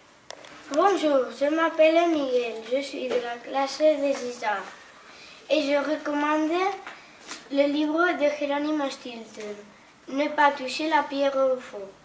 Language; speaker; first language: French; non-native, learner; Catalan